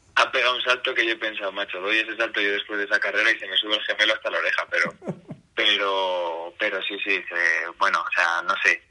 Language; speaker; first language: Spanish; native; Spanish